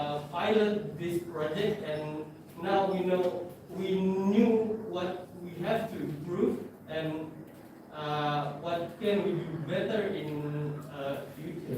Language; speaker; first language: English; non-native, fluent; Indonesian